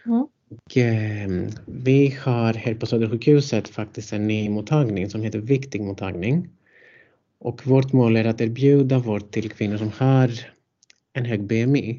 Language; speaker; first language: Swedish; non-native, fluent; Greek